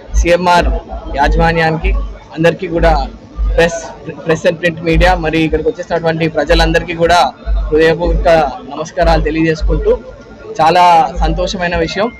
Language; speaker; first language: Telugu; native; Telugu